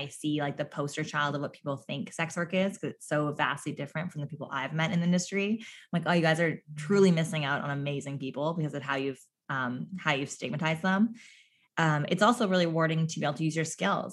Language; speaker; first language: English; native; English